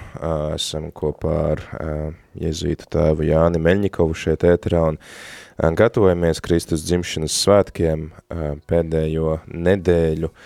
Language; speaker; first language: Latvian; native; Latvian